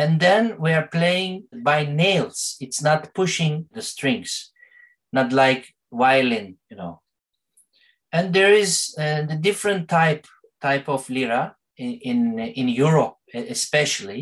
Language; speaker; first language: English; non-native, learner; Turkish